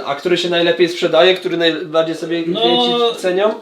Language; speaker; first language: Polish; native; Polish